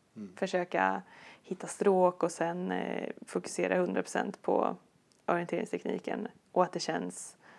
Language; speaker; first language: Swedish; native; Swedish